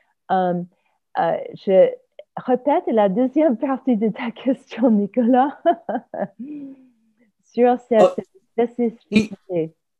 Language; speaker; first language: French; non-native, fluent; English